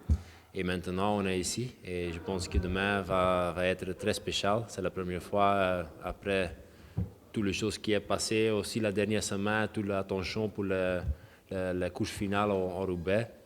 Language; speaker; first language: French; non-native, local second language; Dutch